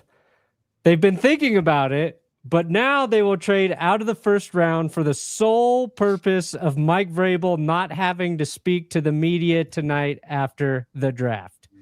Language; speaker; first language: English; native; English